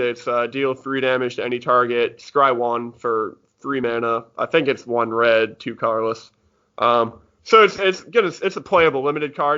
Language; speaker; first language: English; native; English